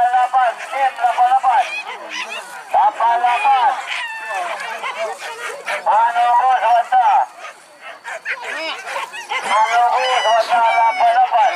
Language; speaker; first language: Indonesian; non-native, local second language; Minangkabau